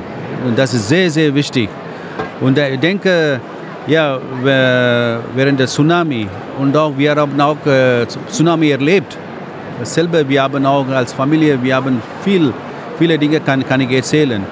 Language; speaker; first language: German; non-native, fluent; Tamil